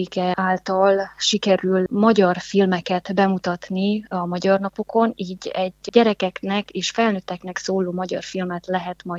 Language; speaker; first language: Hungarian; native; Hungarian